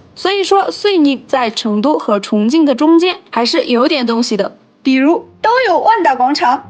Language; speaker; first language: Chinese; non-native, local second language; Tibetan